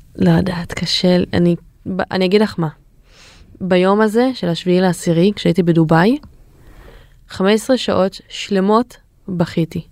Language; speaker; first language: Hebrew; native; Hebrew